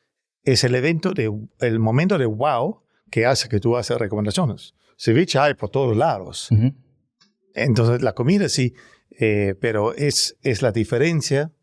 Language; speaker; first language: Spanish; non-native, learner; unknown